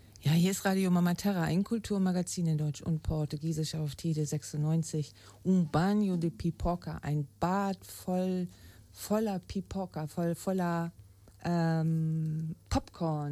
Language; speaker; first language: German; native; German